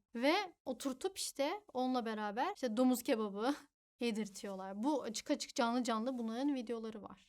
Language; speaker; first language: Turkish; early bilingual, other home language; Uyghur